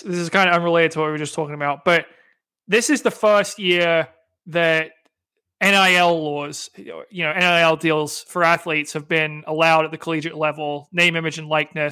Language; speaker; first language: English; native; English